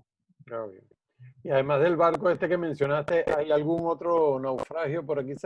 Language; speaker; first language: Spanish; native; Spanish